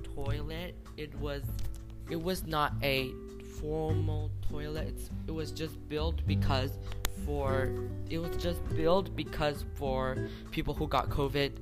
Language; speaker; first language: English; non-native, learner; Chinese